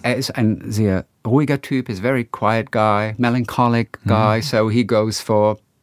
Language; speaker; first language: German; native; German